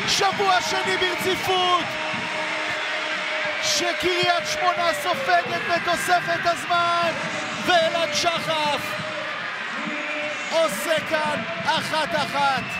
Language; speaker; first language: Hebrew; native; Hebrew